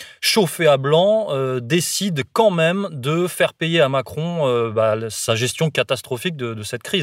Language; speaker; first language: French; native; French